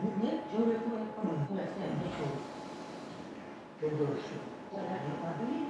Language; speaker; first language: Japanese; native; Japanese